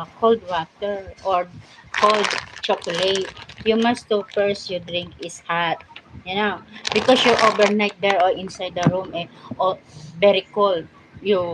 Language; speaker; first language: English; non-native, learner; Filipino